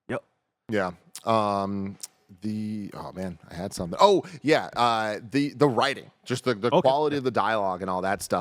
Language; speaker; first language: English; native; English